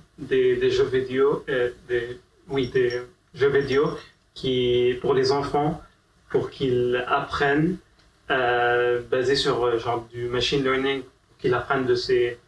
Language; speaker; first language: French; non-native, fluent; Arabic